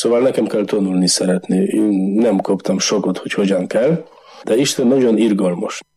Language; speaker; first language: Hungarian; non-native, learner; Polish